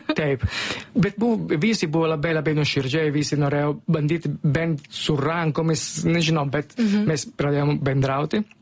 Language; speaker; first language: Lithuanian; non-native, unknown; Italian